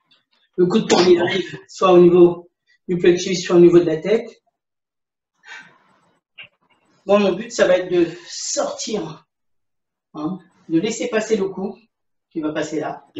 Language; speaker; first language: French; native; French